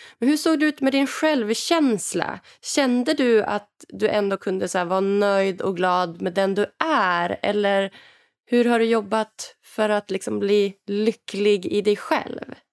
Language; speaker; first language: Swedish; native; Swedish